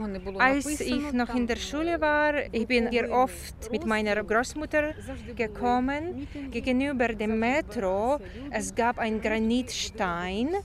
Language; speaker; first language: German; non-native, fluent; Ukrainian